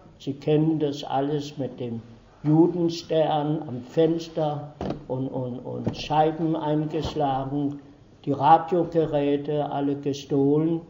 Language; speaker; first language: German; early bilingual, heritage; German